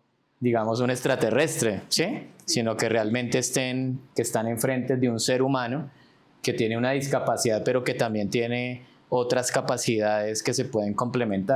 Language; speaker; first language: Spanish; native; Spanish